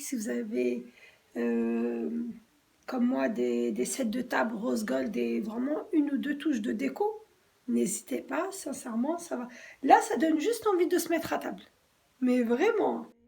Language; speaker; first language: French; native; French